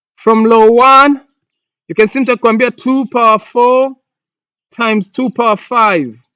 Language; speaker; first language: English; non-native, local second language; Swahili